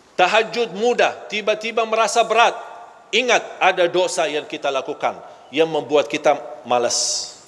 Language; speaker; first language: Malay; non-native, fluent; Arabic